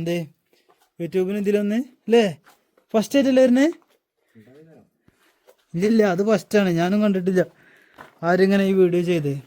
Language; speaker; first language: Malayalam; native; Malayalam